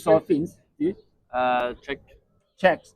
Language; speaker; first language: Norwegian; non-native, learner; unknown